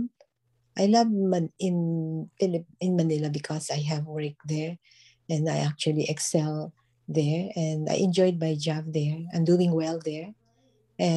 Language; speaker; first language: English; non-native, local second language; Filipino